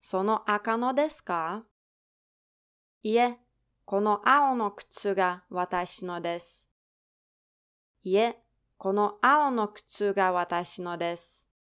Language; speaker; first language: Japanese; non-native, fluent; Lithuanian